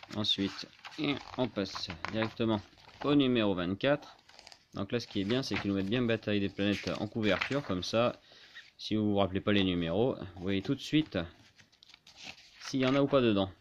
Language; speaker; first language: French; native; French